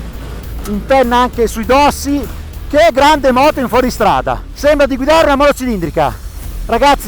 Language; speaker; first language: Italian; native; Italian